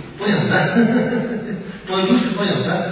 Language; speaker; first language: Russian; non-native, learner; Tibetan